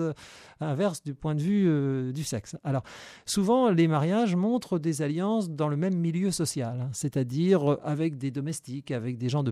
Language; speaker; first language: French; native; French